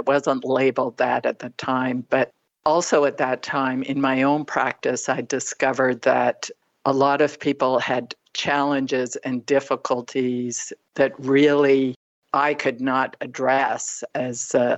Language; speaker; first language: English; native; English